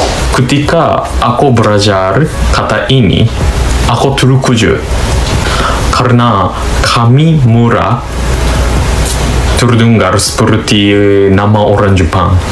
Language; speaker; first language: Indonesian; non-native, learner; Japanese